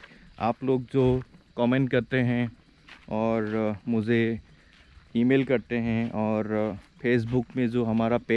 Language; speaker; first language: Hindi; non-native, local second language; Assamese